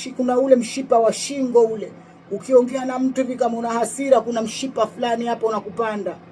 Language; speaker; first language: Swahili; native; Swahili